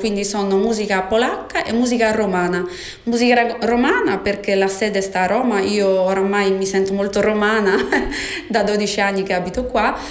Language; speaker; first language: Italian; non-native, fluent; Polish